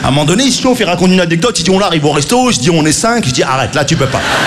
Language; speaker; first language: French; native; French